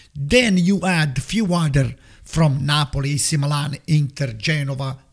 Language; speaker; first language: English; non-native, fluent; Italian